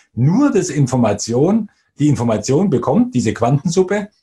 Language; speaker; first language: German; native; German